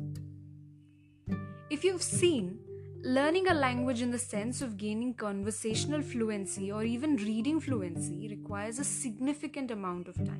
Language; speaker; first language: English; non-native, local second language; Odia